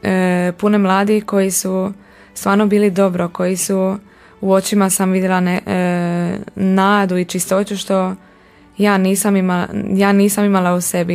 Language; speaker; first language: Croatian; non-native, local second language; Hungarian